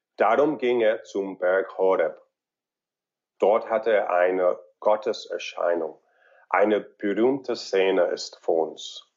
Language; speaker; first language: German; non-native, fluent; English